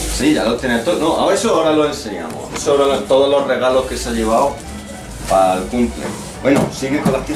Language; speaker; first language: Spanish; native; Spanish